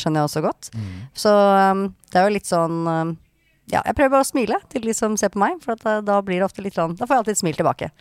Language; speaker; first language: Norwegian; native; Norwegian